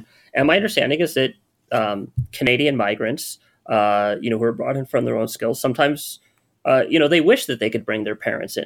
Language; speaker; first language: English; native; English